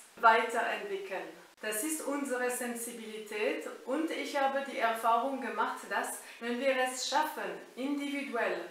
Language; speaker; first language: German; non-native, fluent; French